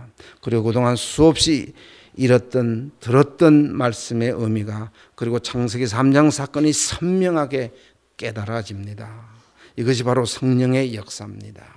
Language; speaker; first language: Korean; native; Korean